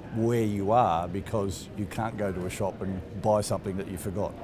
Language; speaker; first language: English; native; English